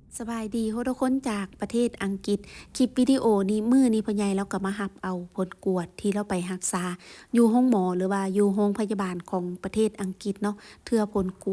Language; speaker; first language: Thai; non-native, local second language; Lao